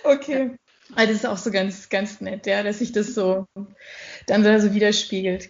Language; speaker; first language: German; native; German